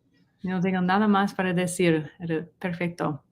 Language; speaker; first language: Spanish; non-native, learner; English